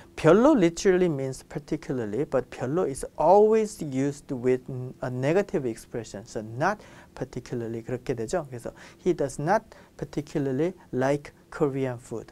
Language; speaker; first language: English; non-native, fluent; Korean